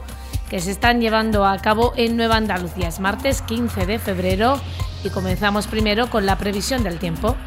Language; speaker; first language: Spanish; native; Spanish